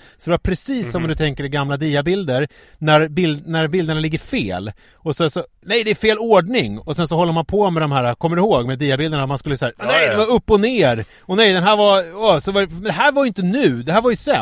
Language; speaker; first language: Swedish; native; Swedish